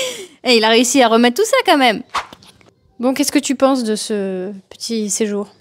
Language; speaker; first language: French; native; French